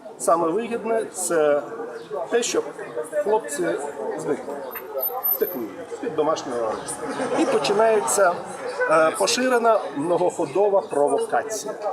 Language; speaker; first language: Ukrainian; non-native, local second language; Russian